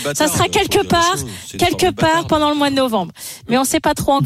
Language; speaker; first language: French; native; French